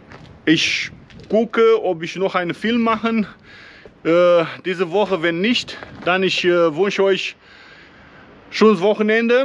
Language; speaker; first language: German; non-native, learner; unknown